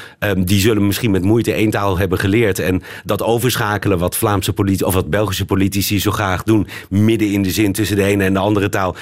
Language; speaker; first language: Dutch; native; Dutch